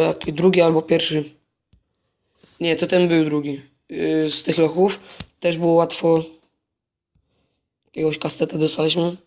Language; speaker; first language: Polish; native; Polish